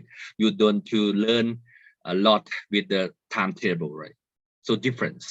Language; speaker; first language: English; non-native, learner; Thai